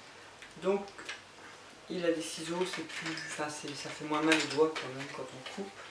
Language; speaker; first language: French; native; French